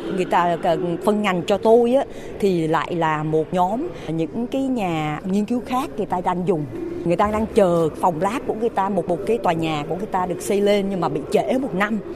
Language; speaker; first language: Vietnamese; native; Vietnamese